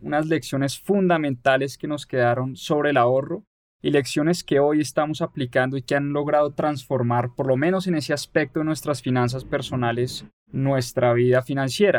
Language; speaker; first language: Spanish; native; Spanish